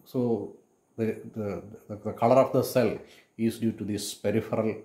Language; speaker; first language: English; non-native, local second language; Malayalam